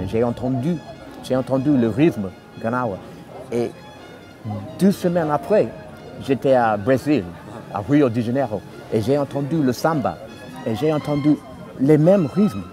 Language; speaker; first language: French; non-native, fluent; English